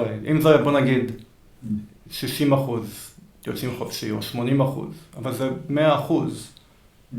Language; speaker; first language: Hebrew; early bilingual, heritage; Hebrew